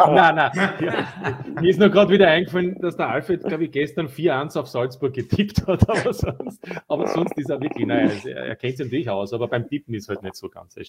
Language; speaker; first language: German; native; German